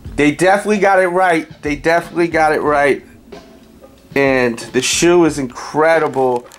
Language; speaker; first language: English; native; English